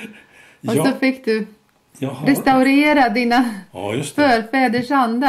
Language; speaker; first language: Swedish; non-native, fluent; Latvian